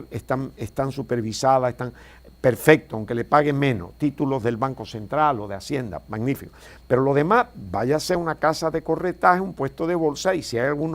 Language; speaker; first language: Spanish; native; Spanish